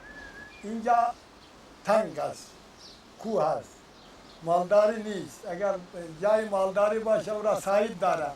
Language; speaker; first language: Persian; non-native, local second language; Kyrgyz